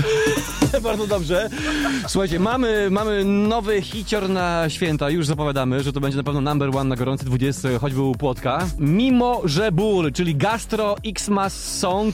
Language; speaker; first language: Polish; native; Polish